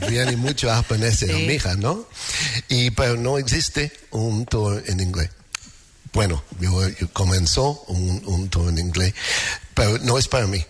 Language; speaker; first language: Spanish; non-native, fluent; English